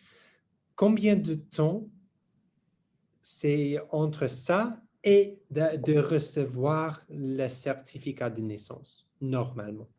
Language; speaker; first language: French; non-native, learner; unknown